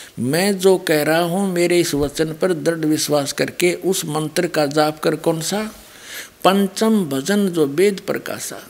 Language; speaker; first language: Hindi; native; Hindi